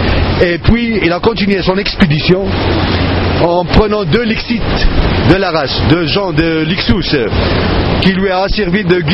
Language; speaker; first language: French; non-native, fluent; Arabic